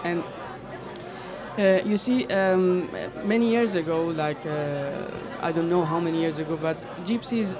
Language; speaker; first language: English; non-native, fluent; Persian